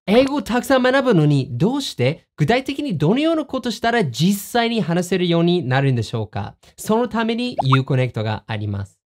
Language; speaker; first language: Japanese; non-native, fluent; English